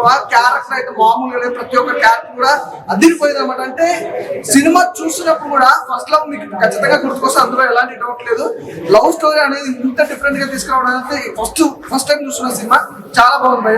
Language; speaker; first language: Telugu; native; Telugu